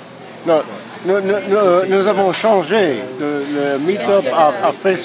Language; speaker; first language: French; non-native, learner; English